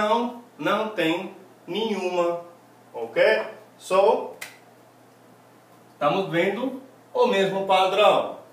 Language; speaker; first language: Portuguese; non-native, fluent; English